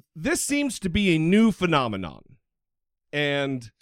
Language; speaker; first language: English; native; English